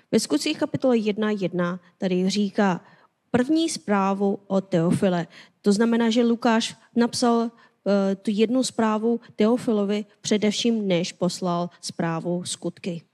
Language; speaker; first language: Czech; non-native, fluent; Korean